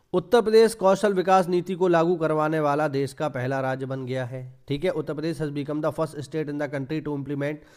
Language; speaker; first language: Hindi; native; Hindi